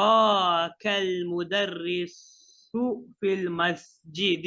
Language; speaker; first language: Arabic; non-native, fluent; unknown